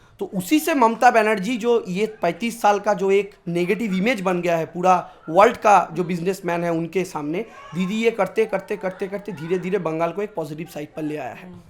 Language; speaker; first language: Hindi; non-native, local second language; Bangla